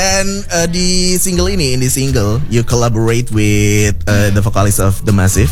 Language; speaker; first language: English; non-native, fluent; Indonesian